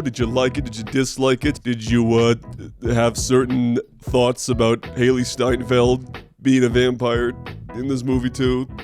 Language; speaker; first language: English; native; English